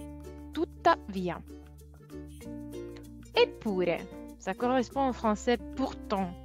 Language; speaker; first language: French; non-native, fluent; Italian